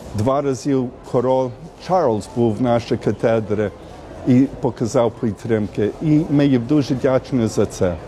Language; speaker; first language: Ukrainian; early bilingual, heritage; Ukrainian